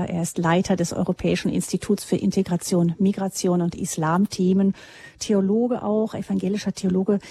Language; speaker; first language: German; native; German